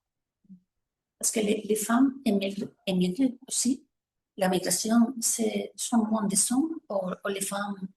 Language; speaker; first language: French; non-native, learner; Spanish